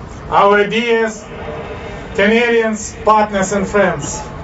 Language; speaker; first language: English; non-native, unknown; Ukrainian